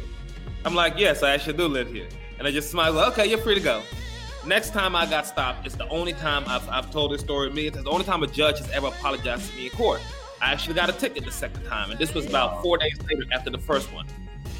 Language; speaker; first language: English; native; English